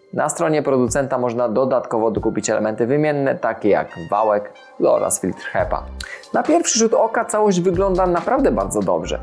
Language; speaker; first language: Polish; native; Polish